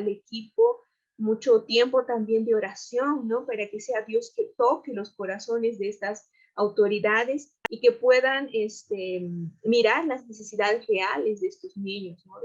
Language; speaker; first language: Spanish; native; Spanish